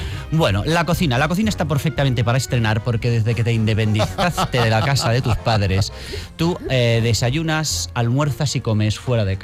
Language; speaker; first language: Spanish; native; Spanish